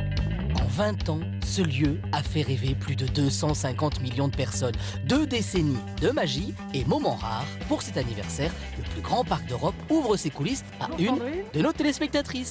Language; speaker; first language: French; native; French